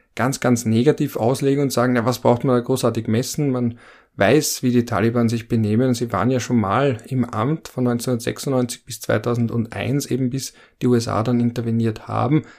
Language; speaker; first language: German; native; German